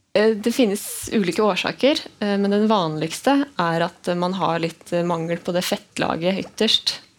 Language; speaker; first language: Norwegian; native; Norwegian